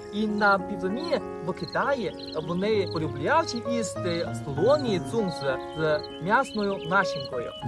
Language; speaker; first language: Ukrainian; non-native, fluent; Chinese